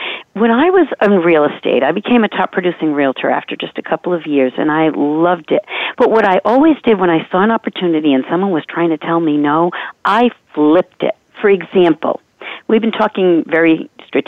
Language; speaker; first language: English; native; English